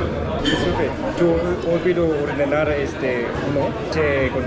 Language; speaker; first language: Spanish; non-native, learner; Korean